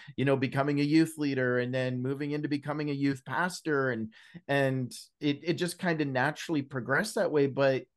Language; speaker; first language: English; native; English